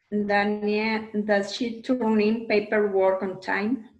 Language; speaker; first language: English; non-native, learner; Spanish